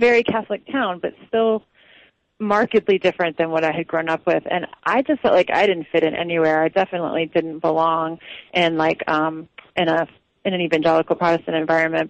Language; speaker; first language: English; native; English